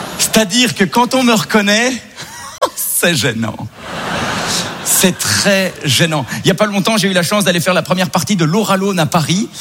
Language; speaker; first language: French; native; French